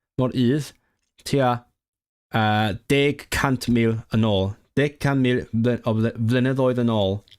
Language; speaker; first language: Welsh; non-native, learner; Cantonese